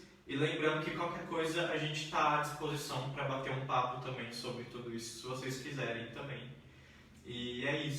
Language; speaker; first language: Portuguese; native; Portuguese